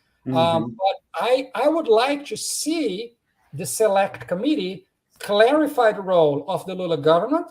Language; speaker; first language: English; non-native, fluent; Portuguese